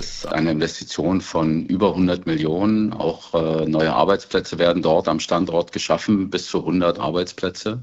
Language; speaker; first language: German; native; German